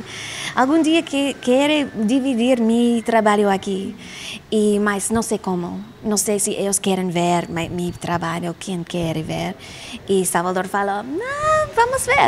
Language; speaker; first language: Portuguese; non-native, learner; English